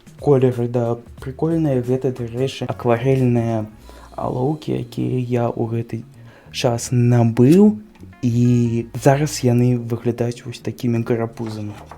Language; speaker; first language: Belarusian; native; Belarusian